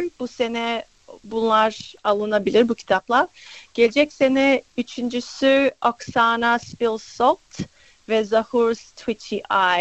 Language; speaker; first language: Turkish; early bilingual, other home language; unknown